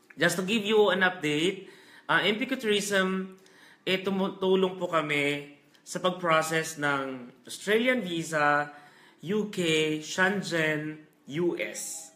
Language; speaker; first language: Filipino; non-native, local second language; Hiligaynon